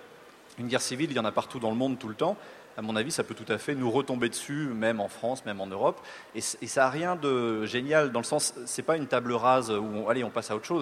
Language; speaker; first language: French; native; French